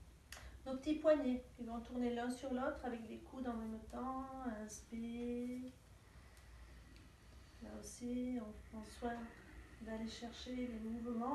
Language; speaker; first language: French; native; French